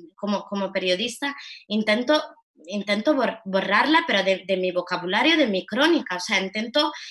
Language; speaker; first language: Spanish; early bilingual, heritage; Arabic